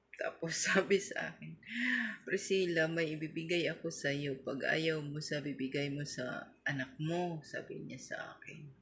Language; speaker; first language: Filipino; non-native, local second language; Waray